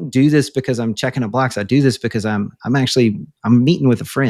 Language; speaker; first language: English; native; English